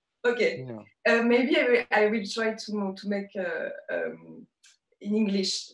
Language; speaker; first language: English; non-native, learner; French